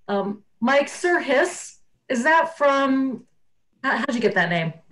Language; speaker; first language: English; native; English